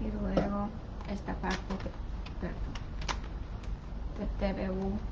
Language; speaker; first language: Spanish; non-native, learner; Chinese